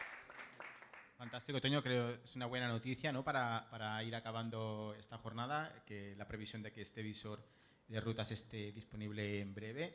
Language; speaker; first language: Spanish; native; Spanish